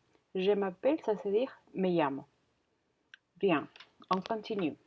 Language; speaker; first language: French; non-native, learner; Spanish